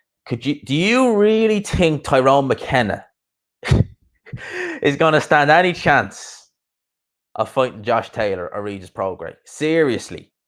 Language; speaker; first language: English; native; English